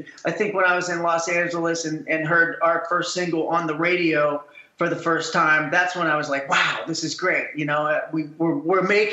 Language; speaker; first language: English; native; English